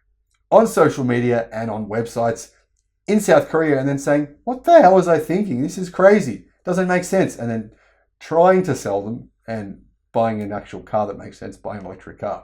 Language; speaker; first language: English; native; English